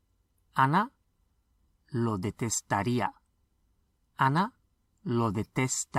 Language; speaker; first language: Spanish; non-native, fluent; English